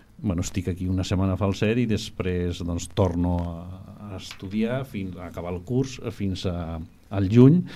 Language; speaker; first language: Catalan; non-native, local second language; Spanish